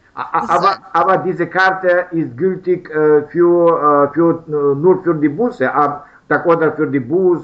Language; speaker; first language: German; non-native, learner; Russian